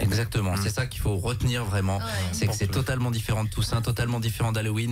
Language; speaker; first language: French; native; French